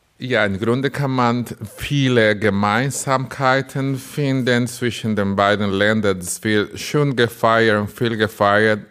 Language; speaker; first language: German; non-native, fluent; Spanish